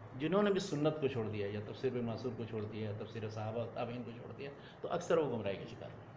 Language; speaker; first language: Urdu; native; Urdu